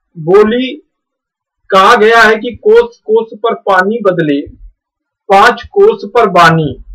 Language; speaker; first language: Hindi; native; Hindi